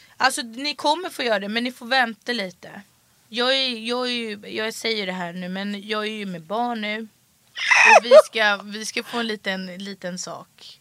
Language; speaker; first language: Swedish; early bilingual, other home language; French